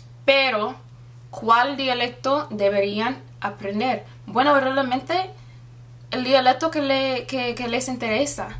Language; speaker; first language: Spanish; non-native, fluent; English